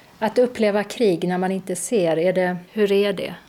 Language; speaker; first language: Swedish; native; Swedish